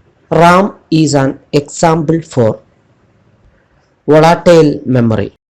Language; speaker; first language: English; non-native, local second language; Malayalam